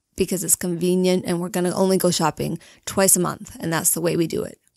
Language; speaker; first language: English; native; English